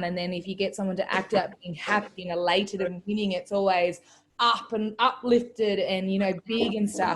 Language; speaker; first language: English; native; English